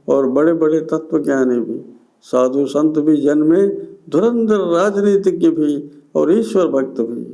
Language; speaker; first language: Hindi; non-native, local second language; Telugu